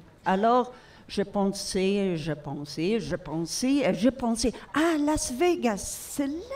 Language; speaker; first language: French; non-native, learner; Swedish